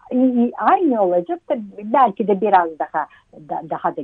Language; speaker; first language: Turkish; early bilingual, heritage; Turkish